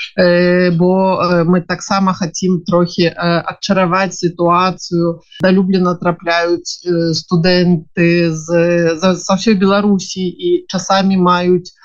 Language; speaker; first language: Belarusian; non-native, local second language; Russian